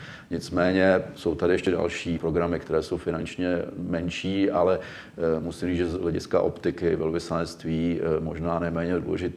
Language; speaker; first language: Czech; native; Czech